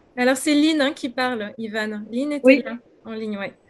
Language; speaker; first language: French; native; French